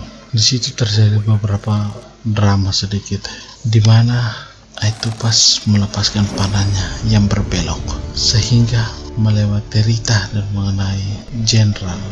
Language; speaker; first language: Indonesian; native; Indonesian